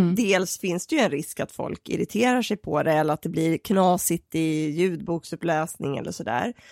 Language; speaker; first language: Swedish; native; Swedish